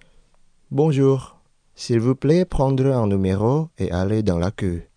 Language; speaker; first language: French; non-native, fluent; Indonesian